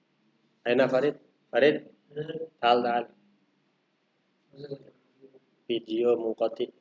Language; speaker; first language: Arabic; non-native, fluent; Indonesian